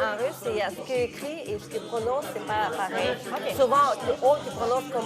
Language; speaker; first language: French; non-native, fluent; Russian